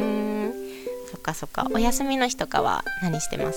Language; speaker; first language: Japanese; native; Japanese